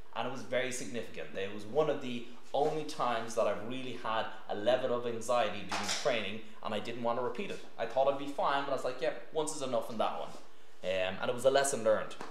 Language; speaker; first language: English; native; English